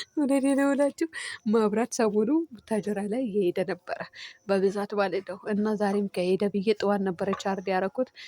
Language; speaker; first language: Amharic; non-native, local second language; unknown